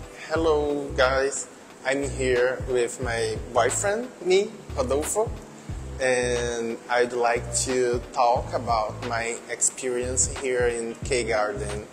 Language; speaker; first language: English; non-native, learner; Portuguese